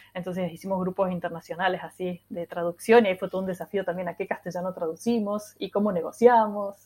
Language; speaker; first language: Spanish; non-native, local second language; German